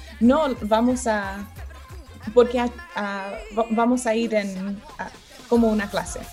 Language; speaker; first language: Spanish; early bilingual, heritage; Spanish